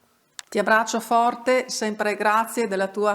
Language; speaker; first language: Italian; native; Italian